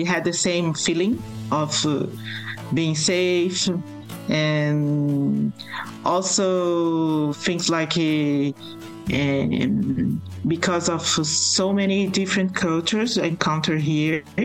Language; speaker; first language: English; non-native, fluent; Portuguese